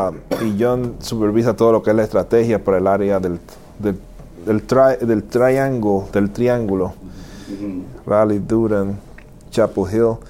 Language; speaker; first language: Spanish; native; Spanish